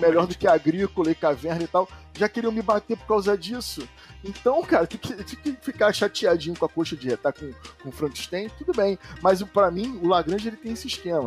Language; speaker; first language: Portuguese; native; Portuguese